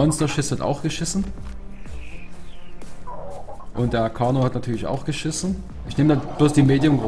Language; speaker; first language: German; native; German